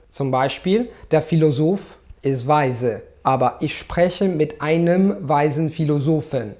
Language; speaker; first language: German; non-native, fluent; Italian